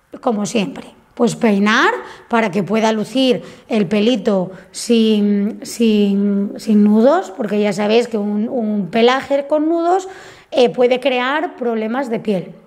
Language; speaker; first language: Spanish; native; Spanish